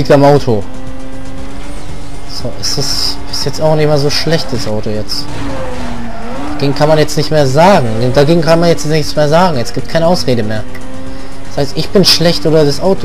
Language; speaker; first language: German; native; German